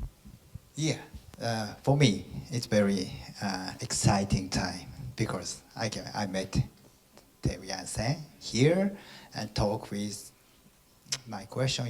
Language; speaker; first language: English; non-native, learner; Japanese